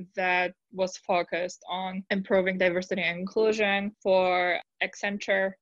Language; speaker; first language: English; non-native, fluent; Polish